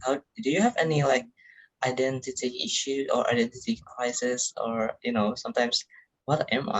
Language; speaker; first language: English; non-native, learner; Indonesian